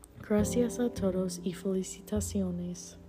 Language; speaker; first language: Spanish; non-native, learner; English